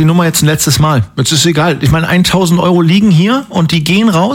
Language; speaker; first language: German; native; German